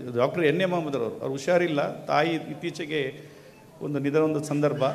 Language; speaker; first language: Kannada; non-native, local second language; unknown